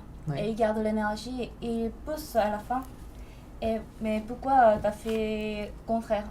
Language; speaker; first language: French; non-native, fluent; Korean